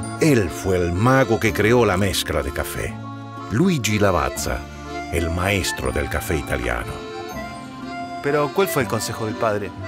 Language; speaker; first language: Spanish; native; Spanish